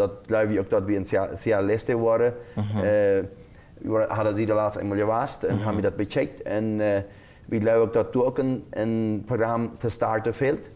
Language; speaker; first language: German; non-native, local second language; Plautdietsch